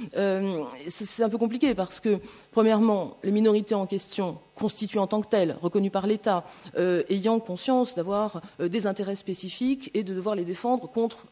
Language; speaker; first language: French; native; French